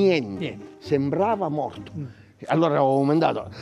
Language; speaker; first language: Italian; native; Italian